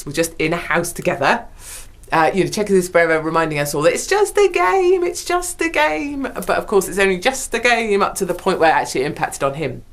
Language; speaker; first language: English; native; English